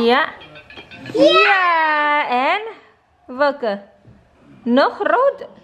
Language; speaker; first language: Dutch; non-native, learner; Filipino